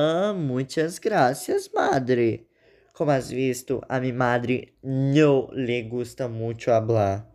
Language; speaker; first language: Spanish; non-native, learner; Portuguese